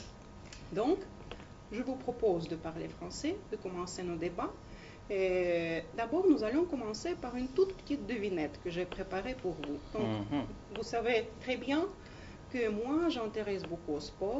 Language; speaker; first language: French; non-native, fluent; Russian